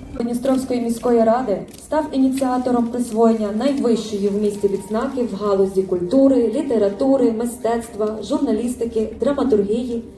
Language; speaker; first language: Ukrainian; native; Ukrainian